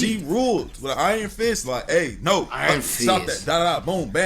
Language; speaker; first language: English; native; English